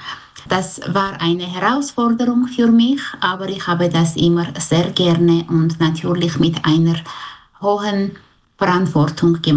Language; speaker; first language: German; non-native, fluent; Armenian